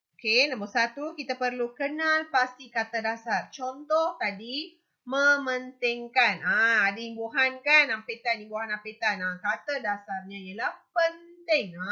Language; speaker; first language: Malay; non-native, local second language; Tamil